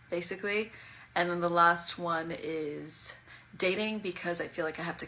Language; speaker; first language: English; native; English